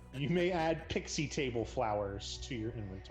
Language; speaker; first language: English; native; English